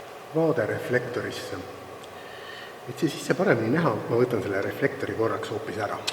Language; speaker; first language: Estonian; native; Estonian